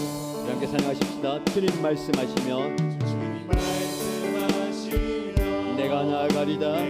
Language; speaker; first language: Korean; native; Korean